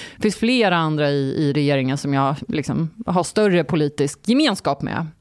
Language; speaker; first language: Swedish; early bilingual, other home language; Turkish